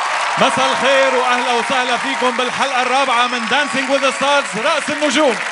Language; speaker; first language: Arabic; native; Arabic